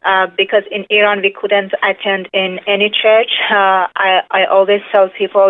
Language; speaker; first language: English; non-native, fluent; Persian